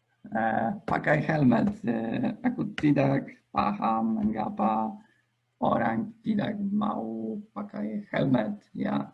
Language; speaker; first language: Indonesian; non-native, fluent; Polish